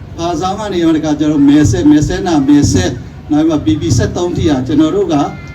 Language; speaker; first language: Burmese; non-native, local second language; Western Kayah